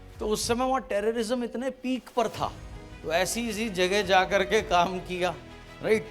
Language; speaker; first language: Hindi; native; Hindi